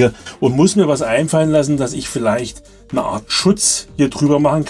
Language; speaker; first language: German; native; German